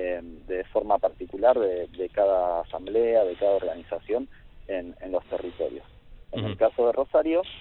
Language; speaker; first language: Spanish; native; Spanish